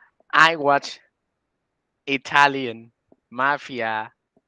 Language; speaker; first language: English; non-native, learner; Vietnamese